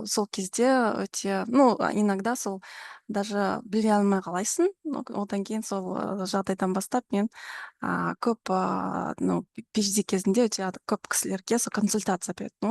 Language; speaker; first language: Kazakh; non-native, local second language; Russian